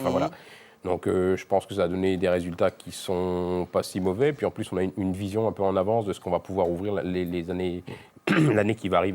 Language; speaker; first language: French; native; French